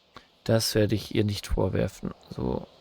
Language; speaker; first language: German; native; German